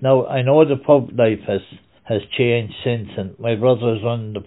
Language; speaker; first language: English; native; English